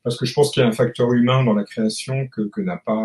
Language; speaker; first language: French; native; French